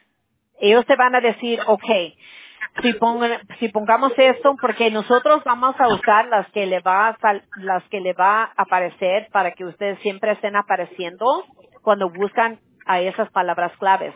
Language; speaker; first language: Spanish; early bilingual, heritage; Spanish